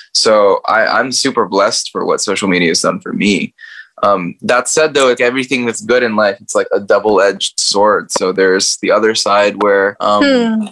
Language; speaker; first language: English; native; English